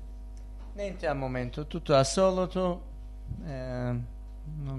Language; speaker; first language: Italian; early bilingual, heritage; Italian